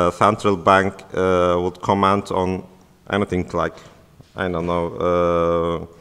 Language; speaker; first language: English; non-native, fluent; Turkish